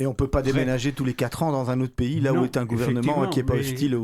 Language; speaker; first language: French; native; French